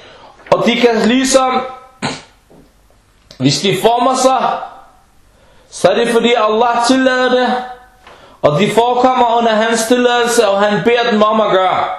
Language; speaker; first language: Danish; non-native, fluent; Arabic